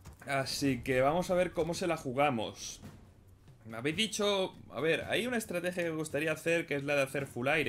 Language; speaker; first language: Spanish; native; Spanish